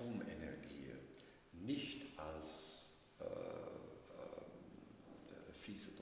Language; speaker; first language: German; non-native, fluent; English